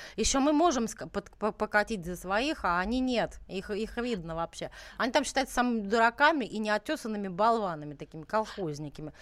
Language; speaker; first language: Russian; native; Russian